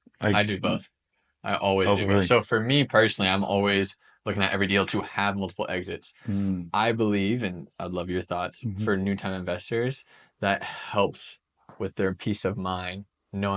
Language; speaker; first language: English; native; English